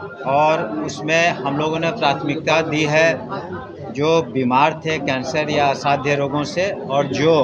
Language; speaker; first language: Hindi; native; Hindi